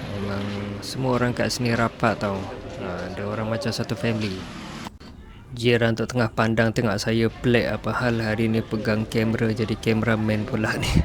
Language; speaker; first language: Malay; non-native, fluent; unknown